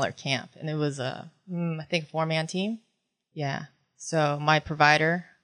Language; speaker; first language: English; early bilingual, other home language; Filipino